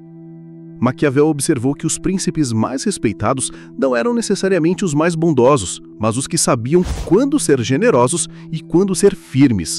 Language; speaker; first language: Portuguese; native; Portuguese